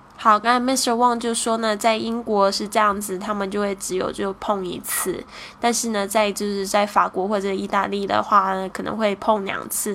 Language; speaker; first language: Chinese; native; Chinese